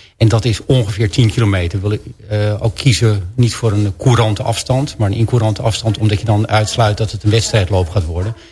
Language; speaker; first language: Dutch; native; Dutch